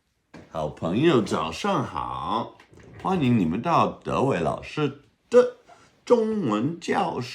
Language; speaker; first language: Chinese; non-native, fluent; English